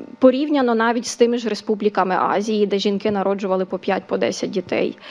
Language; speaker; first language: Ukrainian; native; Ukrainian